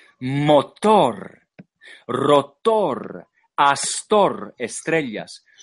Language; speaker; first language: Spanish; non-native, fluent; English